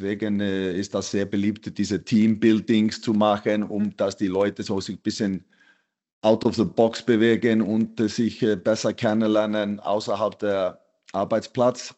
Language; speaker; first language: German; non-native, fluent; Icelandic